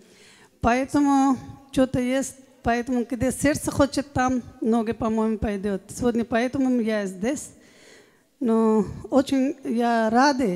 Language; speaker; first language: Russian; non-native, learner; Hindi